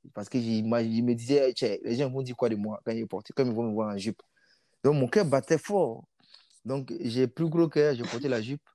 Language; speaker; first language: French; non-native, local second language; Mossi